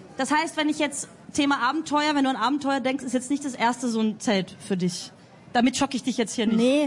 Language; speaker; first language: German; native; German